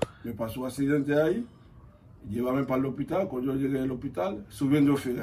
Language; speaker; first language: Spanish; non-native, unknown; Haitian Creole